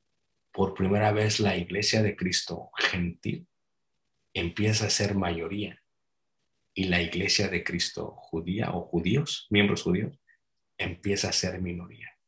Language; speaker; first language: Spanish; native; Spanish